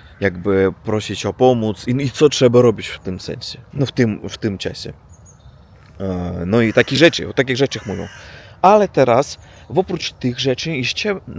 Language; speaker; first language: Polish; non-native, learner; Russian